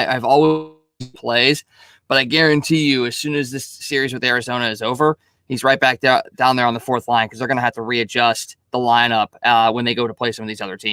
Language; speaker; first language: English; native; English